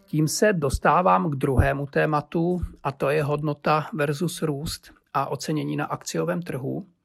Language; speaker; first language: Czech; native; Czech